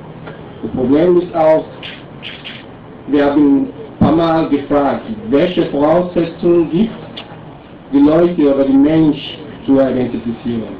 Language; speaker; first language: German; non-native, learner; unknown